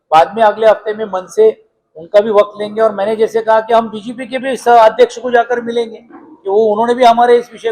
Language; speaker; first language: Hindi; non-native, local second language; Marathi